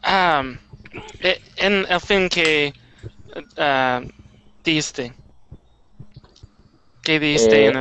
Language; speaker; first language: Spanish; non-native, learner; English